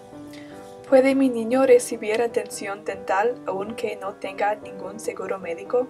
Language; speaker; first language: Spanish; non-native, learner; English